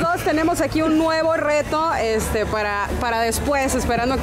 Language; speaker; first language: Spanish; native; Spanish